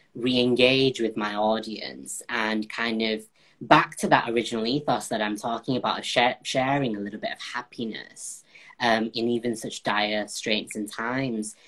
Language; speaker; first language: English; native; English